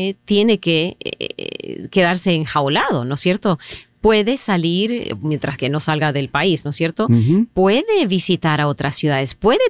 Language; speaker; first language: Spanish; early bilingual, heritage; Spanish